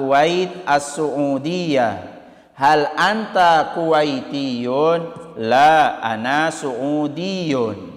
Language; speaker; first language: Arabic; non-native, fluent; Indonesian